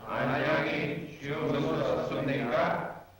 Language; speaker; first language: Korean; non-native, learner; English